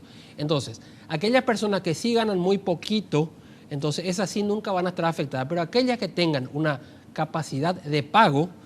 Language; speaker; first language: Spanish; native; Spanish